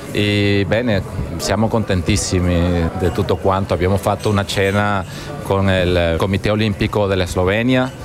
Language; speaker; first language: Italian; non-native, fluent; Spanish